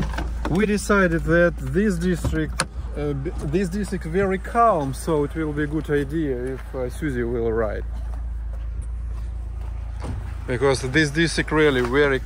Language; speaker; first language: English; non-native, learner; Russian